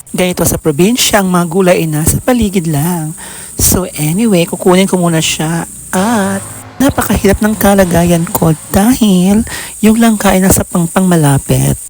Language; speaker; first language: Filipino; native; Filipino